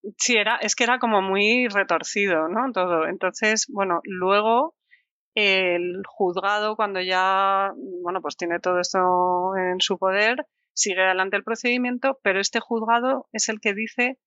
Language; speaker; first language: Spanish; native; Spanish